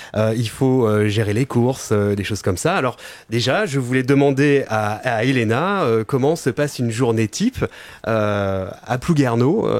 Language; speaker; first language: French; native; French